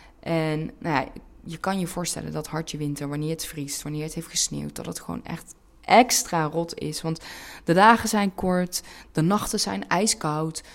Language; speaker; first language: Dutch; early bilingual, other home language; Turkish